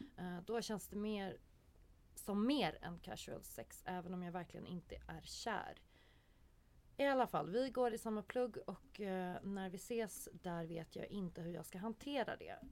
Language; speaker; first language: Swedish; native; Swedish